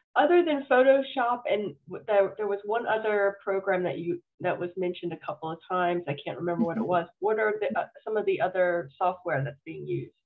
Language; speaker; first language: English; native; English